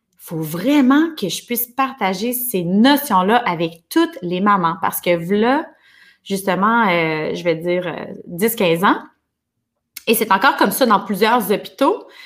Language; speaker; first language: French; native; French